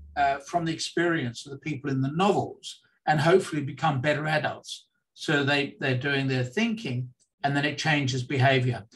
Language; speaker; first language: English; native; English